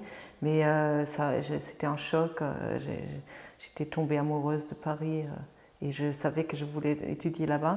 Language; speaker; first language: French; non-native, fluent; German